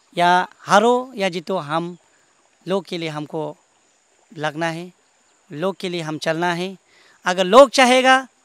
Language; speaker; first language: Hindi; non-native, local second language; Nyishi